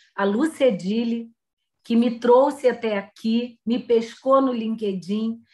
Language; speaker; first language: Portuguese; native; Portuguese